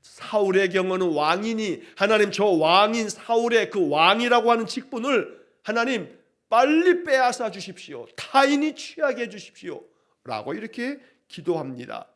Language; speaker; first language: Korean; native; Korean